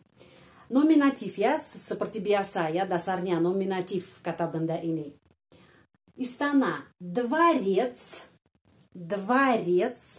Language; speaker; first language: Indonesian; non-native, fluent; Russian